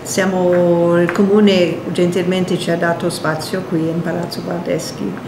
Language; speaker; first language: Italian; non-native, fluent; English